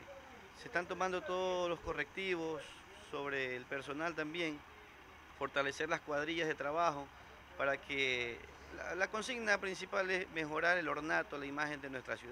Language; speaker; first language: Spanish; native; Spanish